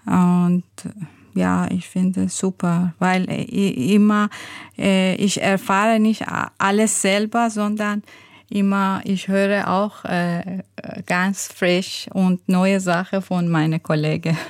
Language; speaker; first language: German; non-native, learner; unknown